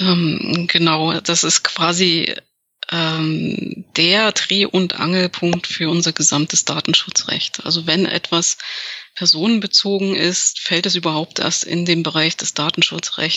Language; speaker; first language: German; native; German